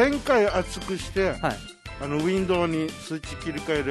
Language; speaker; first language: Japanese; native; Japanese